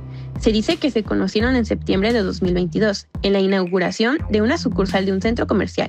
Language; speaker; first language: Spanish; native; Spanish